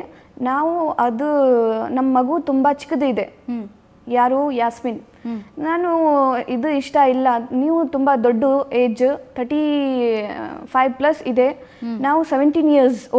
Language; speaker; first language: Kannada; non-native, local second language; Urdu